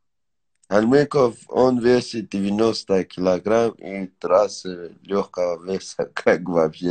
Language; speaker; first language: Russian; non-native, learner; Tajik